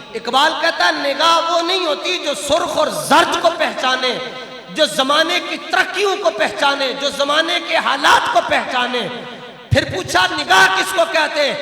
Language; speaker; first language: Urdu; non-native, local second language; Punjabi